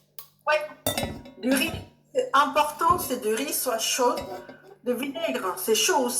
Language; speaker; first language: French; non-native, learner; Japanese